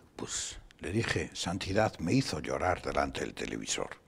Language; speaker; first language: Spanish; non-native, local second language; Galician